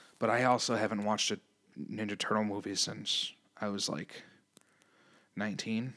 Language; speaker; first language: English; native; English